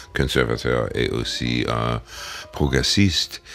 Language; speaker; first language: French; non-native, fluent; English